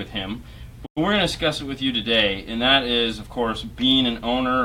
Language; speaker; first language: English; native; English